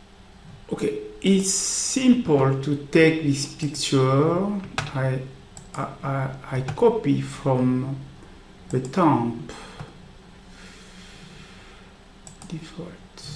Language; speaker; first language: English; non-native, learner; French